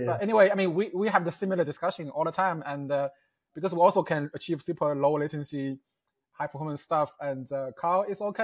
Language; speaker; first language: English; non-native, fluent; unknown